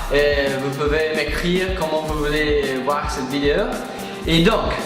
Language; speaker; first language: French; non-native, fluent; Italian